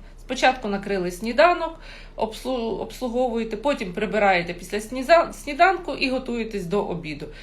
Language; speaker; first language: Ukrainian; non-native, local second language; Russian